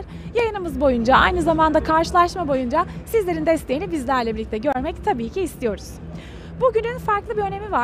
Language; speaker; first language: Turkish; native; Turkish